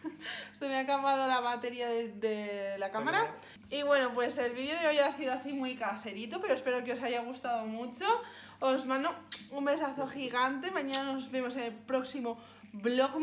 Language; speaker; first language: Spanish; native; Spanish